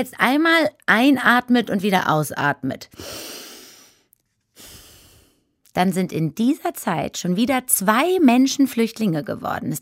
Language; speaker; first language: German; native; German